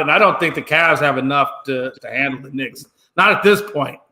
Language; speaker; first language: English; native; English